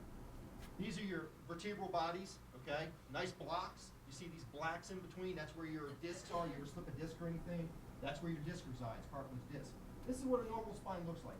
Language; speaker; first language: English; native; English